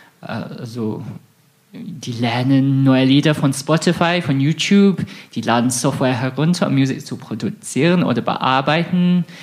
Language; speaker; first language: German; non-native, fluent; English